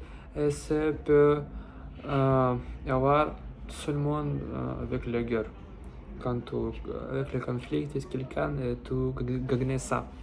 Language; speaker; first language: French; non-native, learner; Russian